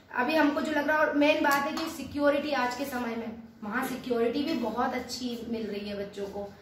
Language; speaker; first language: Hindi; native; Hindi